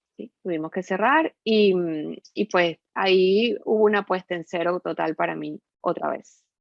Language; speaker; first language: Spanish; native; Spanish